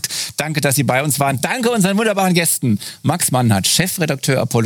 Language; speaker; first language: German; native; German